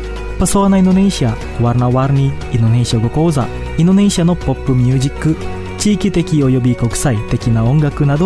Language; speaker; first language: Japanese; non-native, fluent; Indonesian